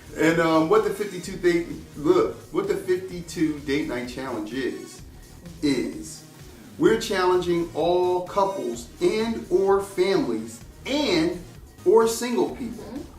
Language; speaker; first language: English; native; English